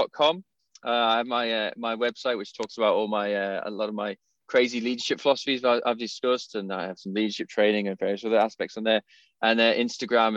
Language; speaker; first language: English; native; English